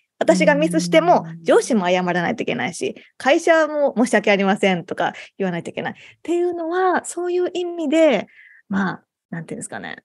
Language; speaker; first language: Japanese; native; Japanese